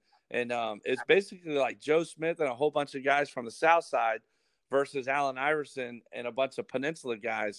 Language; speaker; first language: English; native; English